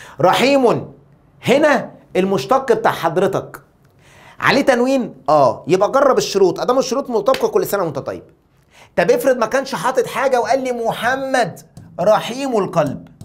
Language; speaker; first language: Arabic; native; Arabic